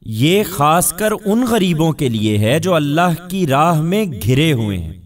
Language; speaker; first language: Urdu; non-native, local second language; Punjabi